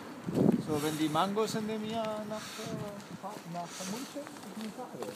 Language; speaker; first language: German; non-native, learner; Spanish